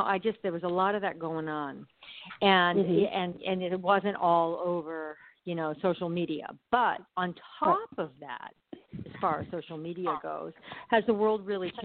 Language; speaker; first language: English; native; English